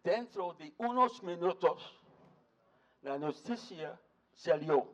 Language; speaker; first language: Spanish; non-native, fluent; English